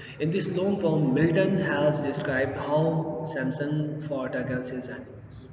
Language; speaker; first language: English; non-native, local second language; Urdu